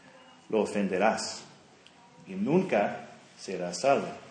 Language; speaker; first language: Spanish; non-native, fluent; English